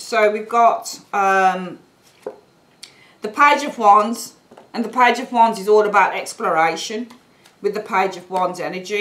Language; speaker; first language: English; native; English